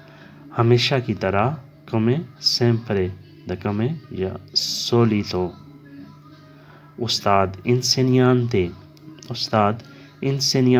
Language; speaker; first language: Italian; non-native, learner; Urdu